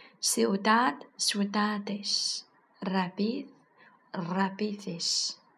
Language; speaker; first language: Spanish; non-native, learner; Chinese